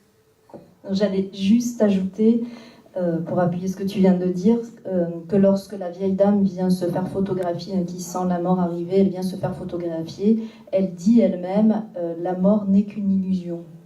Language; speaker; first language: French; native; French